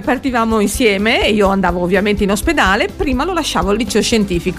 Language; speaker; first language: Italian; native; Italian